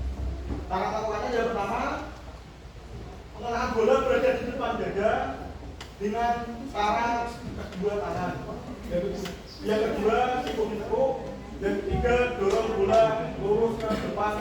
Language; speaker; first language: Indonesian; native; Indonesian